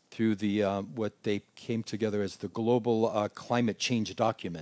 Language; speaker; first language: English; native; English